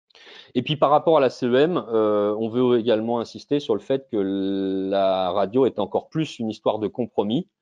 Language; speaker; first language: French; native; French